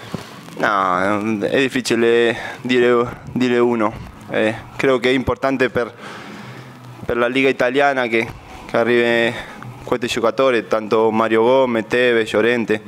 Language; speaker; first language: Italian; non-native, fluent; Spanish